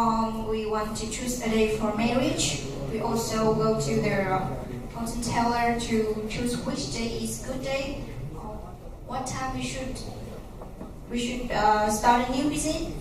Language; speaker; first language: English; non-native, fluent; Vietnamese